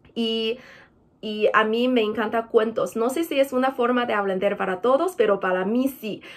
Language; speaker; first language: Spanish; non-native, fluent; Chinese